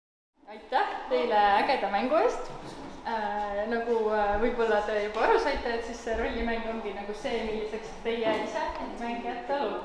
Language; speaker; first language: Estonian; native; Estonian